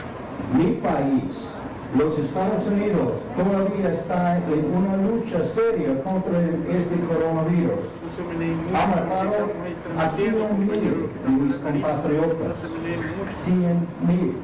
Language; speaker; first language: Spanish; non-native, fluent; English